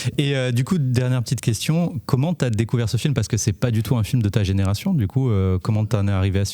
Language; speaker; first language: French; native; French